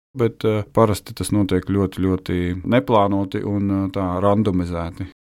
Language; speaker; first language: Latvian; native; Latvian